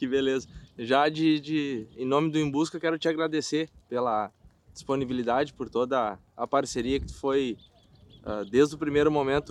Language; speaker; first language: Portuguese; native; Portuguese